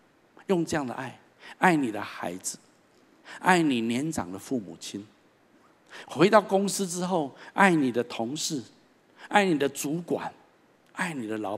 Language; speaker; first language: Chinese; native; Chinese